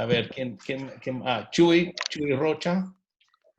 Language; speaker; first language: Spanish; non-native, fluent; English